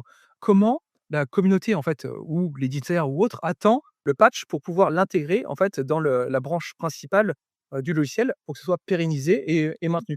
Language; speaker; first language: French; native; French